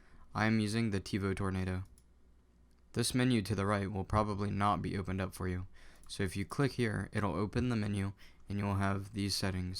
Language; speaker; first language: English; native; English